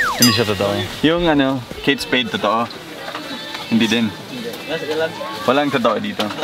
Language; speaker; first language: Filipino; non-native, fluent; English